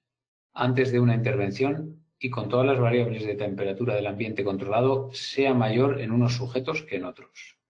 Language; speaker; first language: Spanish; native; Spanish